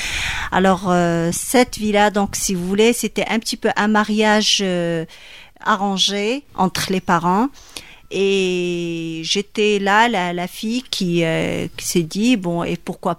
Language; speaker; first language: French; non-native, local second language; Arabic